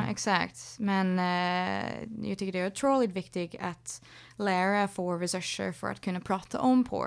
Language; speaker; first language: Swedish; non-native, fluent; English